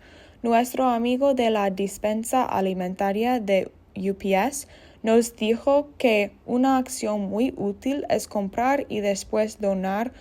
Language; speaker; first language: Spanish; non-native, learner; English